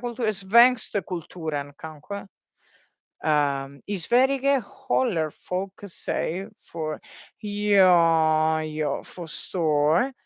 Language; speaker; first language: Swedish; non-native, learner; Italian